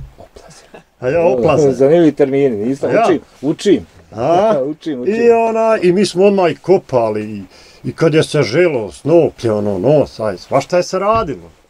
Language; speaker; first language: Bosnian; native; Bosnian